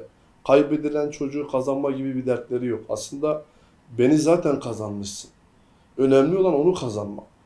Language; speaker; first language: Turkish; native; Turkish